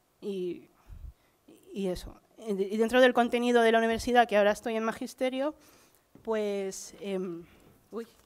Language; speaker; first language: Spanish; early bilingual, other home language; Filipino